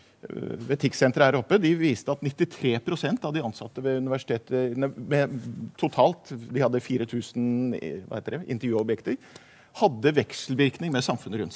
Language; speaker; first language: Norwegian; native; Norwegian